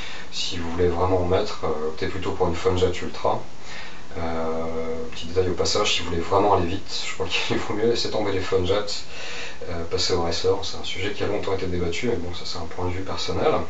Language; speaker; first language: French; native; French